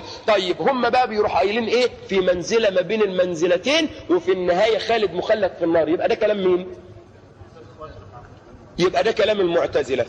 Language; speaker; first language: Arabic; native; Arabic